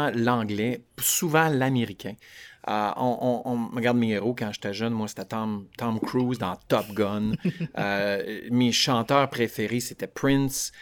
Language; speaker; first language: French; native; French